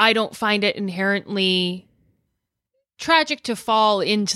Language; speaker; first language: English; native; English